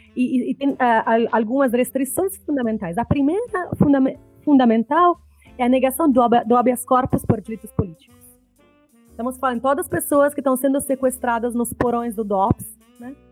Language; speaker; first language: Portuguese; non-native, fluent; Italian